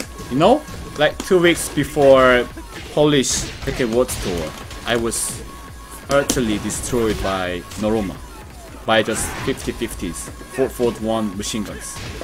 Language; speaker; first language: English; non-native, fluent; Korean